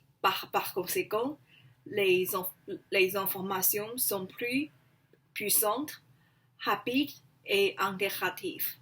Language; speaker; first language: French; non-native, learner; Chinese